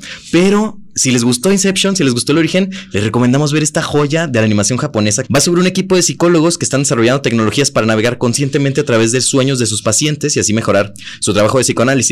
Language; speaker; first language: Spanish; native; Spanish